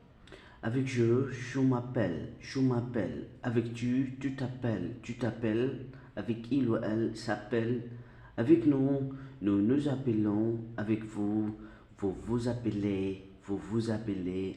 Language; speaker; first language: French; non-native, fluent; Arabic